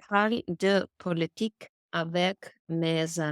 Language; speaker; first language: French; non-native, learner; English